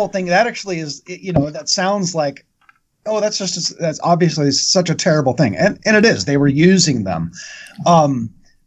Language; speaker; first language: English; native; English